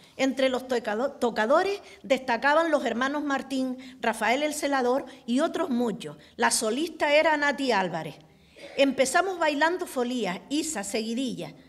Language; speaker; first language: Spanish; native; Spanish